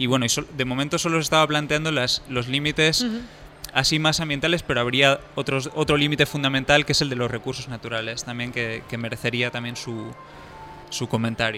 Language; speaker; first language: Spanish; native; Spanish